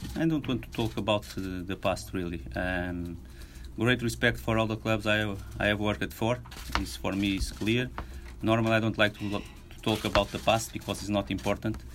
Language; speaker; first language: English; non-native, fluent; Portuguese